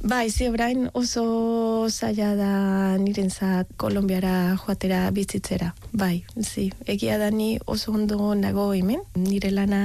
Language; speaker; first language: Basque; non-native, learner; Spanish